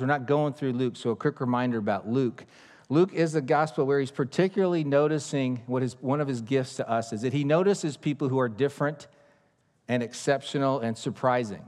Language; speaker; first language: English; native; English